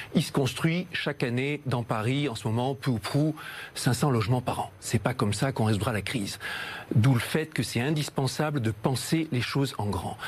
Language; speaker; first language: French; native; French